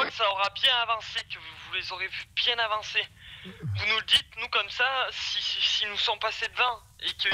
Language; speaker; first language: French; native; French